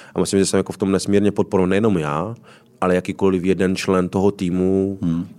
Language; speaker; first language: Czech; native; Czech